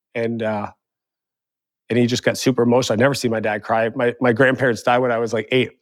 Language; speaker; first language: English; native; English